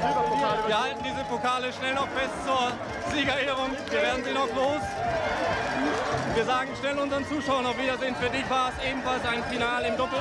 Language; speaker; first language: German; native; German